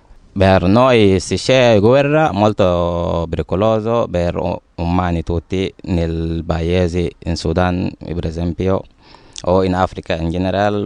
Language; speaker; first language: Italian; non-native, learner; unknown